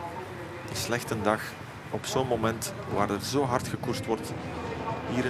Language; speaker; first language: Dutch; native; Dutch